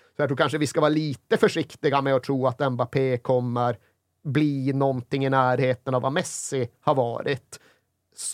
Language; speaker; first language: Swedish; native; Swedish